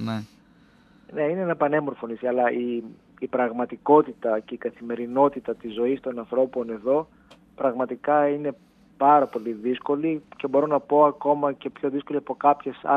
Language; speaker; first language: Greek; native; Greek